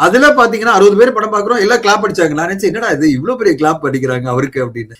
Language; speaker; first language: Tamil; non-native, local second language; Telugu